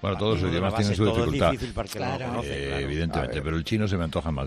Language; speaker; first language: Spanish; native; Spanish